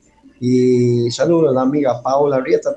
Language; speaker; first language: Spanish; native; Spanish